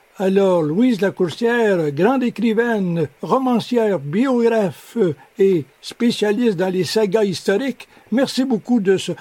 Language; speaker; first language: French; native; French